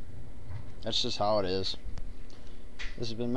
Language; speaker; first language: English; native; English